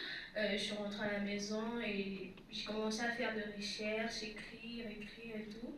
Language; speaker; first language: French; non-native, local second language; Lingala